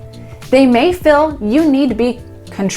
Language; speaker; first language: English; native; English